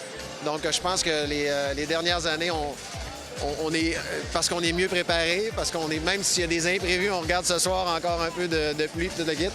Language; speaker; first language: French; native; French